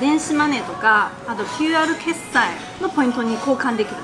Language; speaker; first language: Japanese; non-native, fluent; Chinese